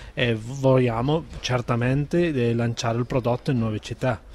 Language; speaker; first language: Italian; non-native, fluent; Spanish